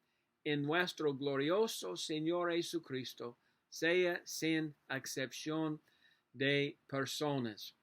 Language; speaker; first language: Spanish; non-native, learner; English